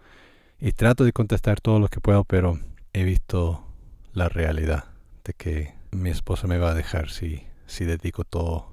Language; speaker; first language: Spanish; non-native, fluent; English